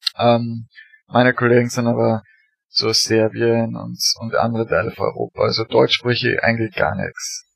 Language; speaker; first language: German; native; German